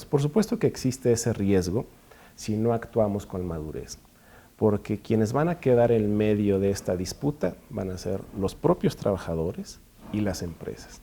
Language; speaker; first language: Spanish; native; Spanish